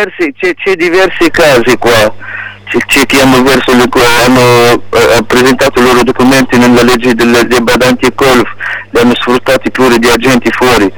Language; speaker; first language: Italian; non-native, local second language; Arabic